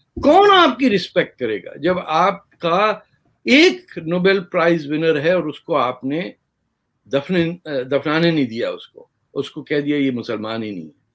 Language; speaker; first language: Urdu; native; Urdu